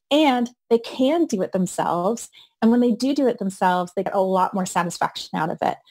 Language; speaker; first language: English; native; English